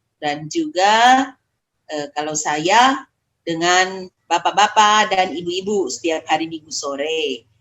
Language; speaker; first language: Indonesian; native; Indonesian